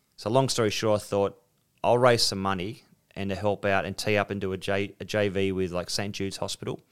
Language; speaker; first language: English; native; English